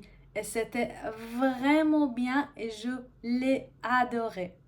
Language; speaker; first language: French; non-native, fluent; Persian